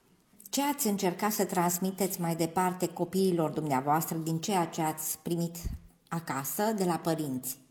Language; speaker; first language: Romanian; native; Romanian